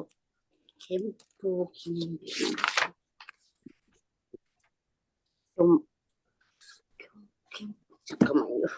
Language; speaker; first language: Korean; non-native, learner; Japanese